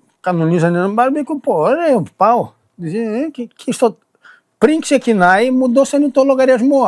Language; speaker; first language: Greek; non-native, fluent; Portuguese